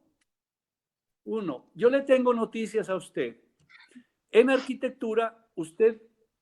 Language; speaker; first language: Spanish; native; Spanish